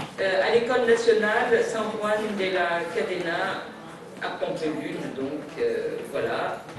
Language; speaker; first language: French; native; French